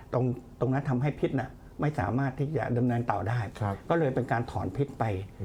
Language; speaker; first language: Thai; native; Thai